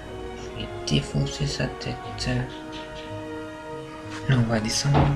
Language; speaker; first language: French; native; French